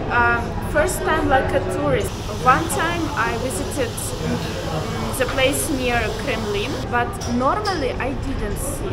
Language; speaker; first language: English; non-native, learner; Russian